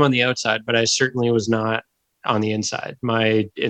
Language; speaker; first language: English; native; English